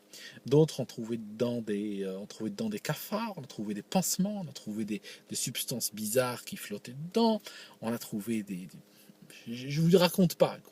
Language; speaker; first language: French; non-native, local second language; Arabic